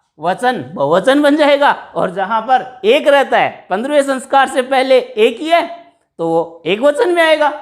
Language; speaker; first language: Hindi; native; Hindi